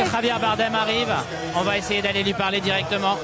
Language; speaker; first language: French; native; French